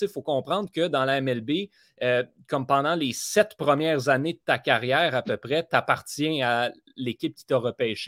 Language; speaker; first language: French; native; French